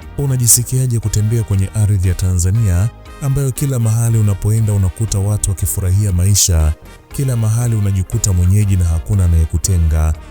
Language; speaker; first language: Swahili; native; Swahili